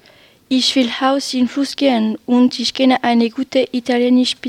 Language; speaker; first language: German; non-native, learner; French